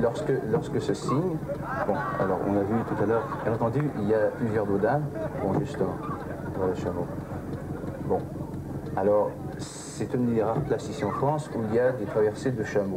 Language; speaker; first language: French; native; French